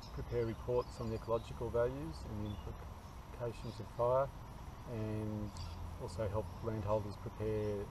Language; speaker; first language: English; native; English